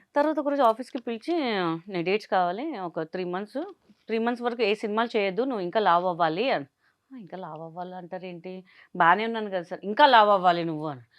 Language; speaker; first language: Telugu; non-native, fluent; Hindi